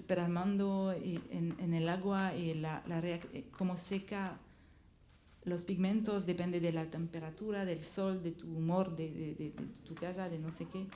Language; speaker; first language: Spanish; non-native, learner; French